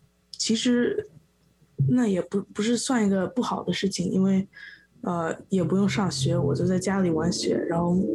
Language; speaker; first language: Chinese; early bilingual, heritage; Chinese